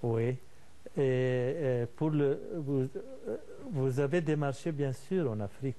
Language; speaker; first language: French; non-native, fluent; Arabic